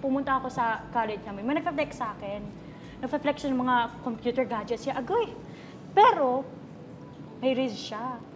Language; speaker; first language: Filipino; non-native, local second language; Cebuano